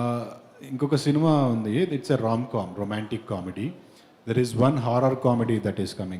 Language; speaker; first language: Telugu; native; Telugu